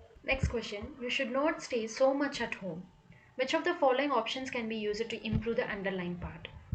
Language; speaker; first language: English; non-native, local second language; Telugu